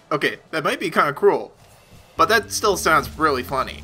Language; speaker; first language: English; native; English